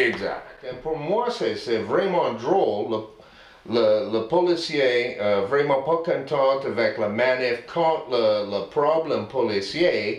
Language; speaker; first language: French; non-native, learner; English